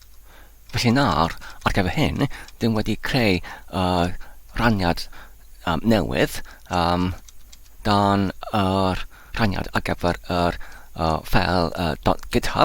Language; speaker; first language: Welsh; non-native, learner; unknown